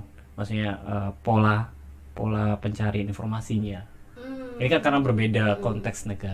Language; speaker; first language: Indonesian; native; Indonesian